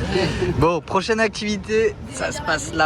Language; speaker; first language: French; native; French